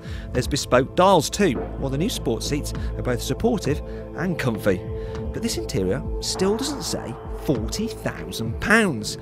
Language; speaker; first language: English; native; English